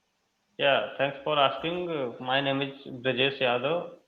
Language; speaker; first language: English; non-native, learner; Hindi